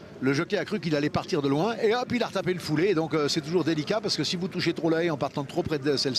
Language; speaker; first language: French; native; French